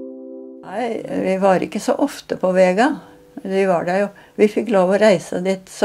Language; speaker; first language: Norwegian; native; Norwegian